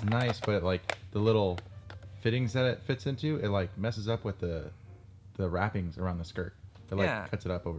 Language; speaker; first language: English; native; English